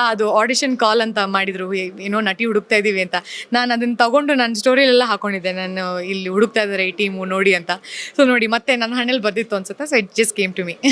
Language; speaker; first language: Kannada; native; Kannada